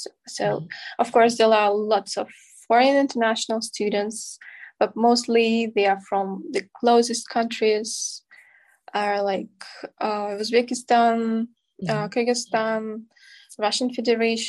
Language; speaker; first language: English; non-native, fluent; Kazakh